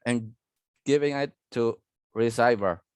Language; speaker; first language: English; non-native, learner; Indonesian